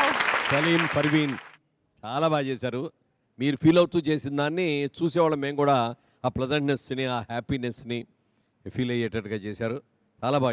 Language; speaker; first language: Telugu; native; Telugu